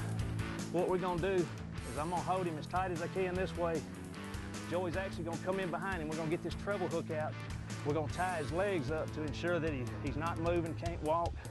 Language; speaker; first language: English; native; English